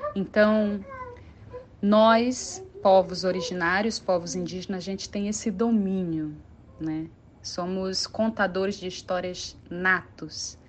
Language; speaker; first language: Portuguese; non-native, local second language; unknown